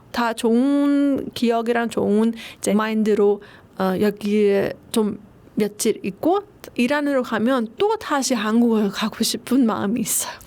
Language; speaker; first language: Korean; non-native, fluent; Persian